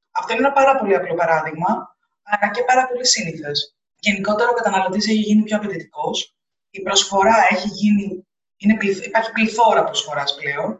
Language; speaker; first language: Greek; native; Greek